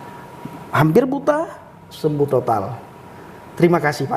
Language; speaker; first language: Malay; native; Malay